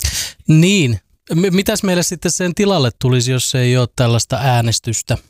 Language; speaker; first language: Finnish; native; Finnish